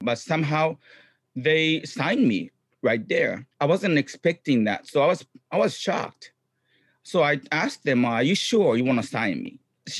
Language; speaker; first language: English; non-native, fluent; Japanese